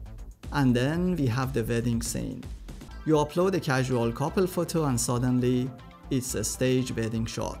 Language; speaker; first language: English; non-native, fluent; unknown